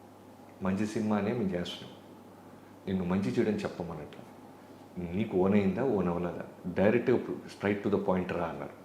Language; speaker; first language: Telugu; native; Telugu